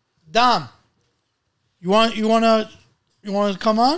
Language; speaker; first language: English; early bilingual, other home language; Italian